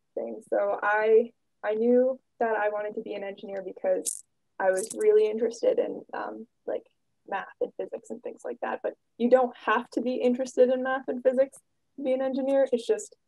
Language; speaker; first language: English; native; English